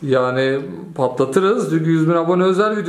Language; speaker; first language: Turkish; native; Turkish